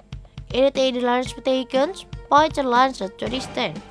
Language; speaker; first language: Dutch; non-native, fluent; Indonesian